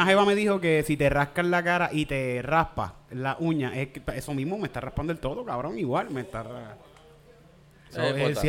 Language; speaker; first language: Spanish; native; Spanish